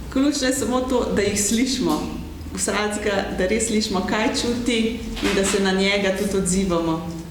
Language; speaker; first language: Slovenian; native; Slovenian